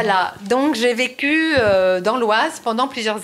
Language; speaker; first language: French; native; French